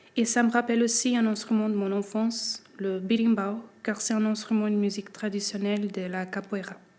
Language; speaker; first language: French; early bilingual, other home language; Portuguese